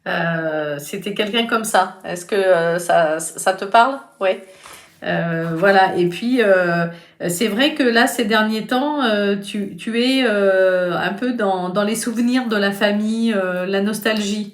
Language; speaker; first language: French; native; French